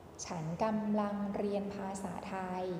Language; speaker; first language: Thai; non-native, fluent; Chinese